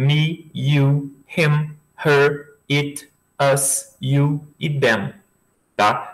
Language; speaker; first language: English; non-native, fluent; Portuguese